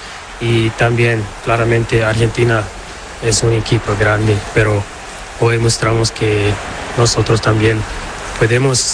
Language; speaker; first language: Spanish; non-native, fluent; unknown